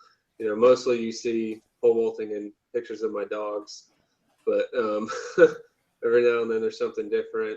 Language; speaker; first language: English; native; English